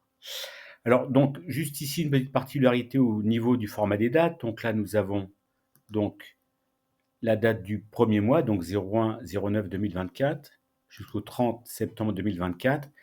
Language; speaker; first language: French; native; French